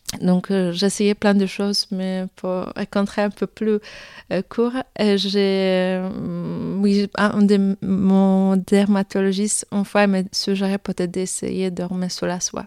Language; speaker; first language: French; non-native, fluent; Polish